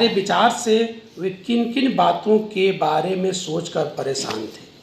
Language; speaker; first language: Hindi; native; Hindi